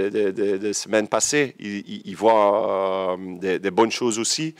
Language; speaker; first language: French; non-native, local second language; Dutch